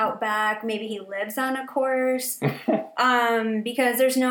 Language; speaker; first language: English; native; English